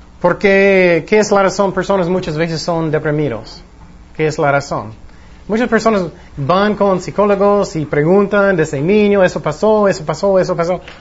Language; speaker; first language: Spanish; non-native, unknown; English